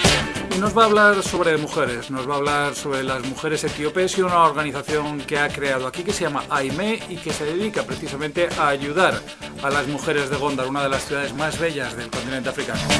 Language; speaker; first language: Spanish; native; Spanish